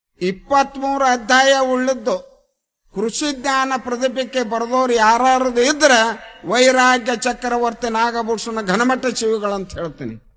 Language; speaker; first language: Kannada; native; Kannada